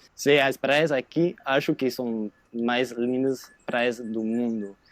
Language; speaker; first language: Portuguese; non-native, learner; English